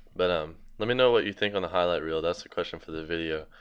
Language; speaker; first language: English; native; English